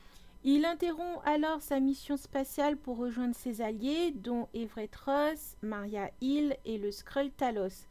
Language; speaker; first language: French; native; French